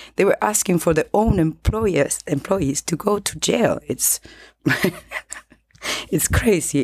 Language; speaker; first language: English; non-native, fluent; Spanish